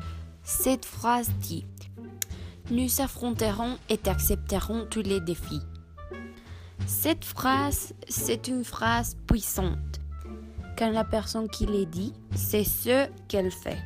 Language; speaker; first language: French; non-native, learner; Spanish